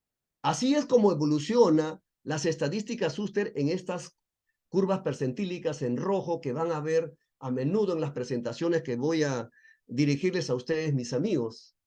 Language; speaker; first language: Spanish; native; Spanish